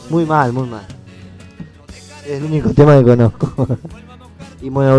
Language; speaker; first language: Spanish; native; Spanish